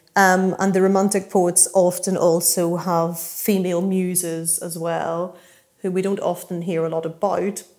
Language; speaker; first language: English; native; English